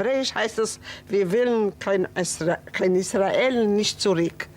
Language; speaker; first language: German; non-native, learner; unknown